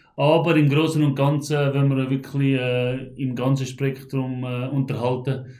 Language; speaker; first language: German; early bilingual, heritage; Macedonian